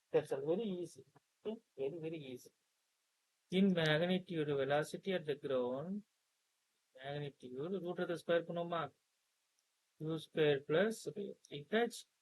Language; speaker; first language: English; non-native, local second language; Tamil